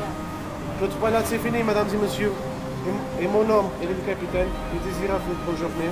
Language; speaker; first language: French; non-native, learner; Portuguese